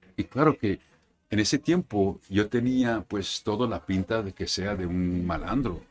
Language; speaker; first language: Spanish; early bilingual, heritage; Spanish